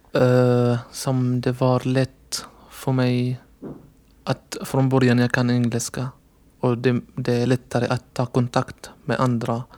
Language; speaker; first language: Swedish; non-native, learner; Arabic